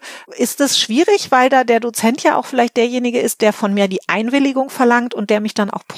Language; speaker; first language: German; native; German